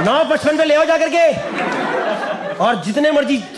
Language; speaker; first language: Hindi; native; Hindi